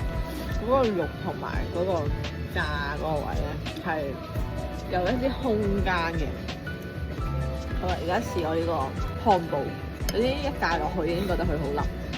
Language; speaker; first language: Cantonese; native; Cantonese